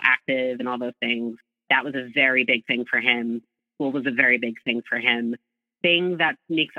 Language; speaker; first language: English; native; English